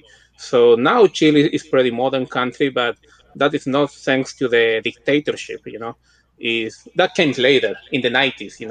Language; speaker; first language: English; non-native, fluent; Spanish